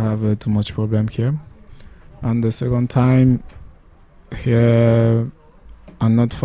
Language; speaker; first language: English; non-native, learner; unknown